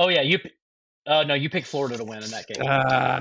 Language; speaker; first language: English; native; English